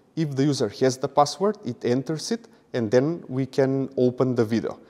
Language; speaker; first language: English; non-native, fluent; Macedonian